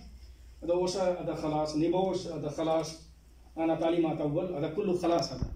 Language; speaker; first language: Arabic; non-native, learner; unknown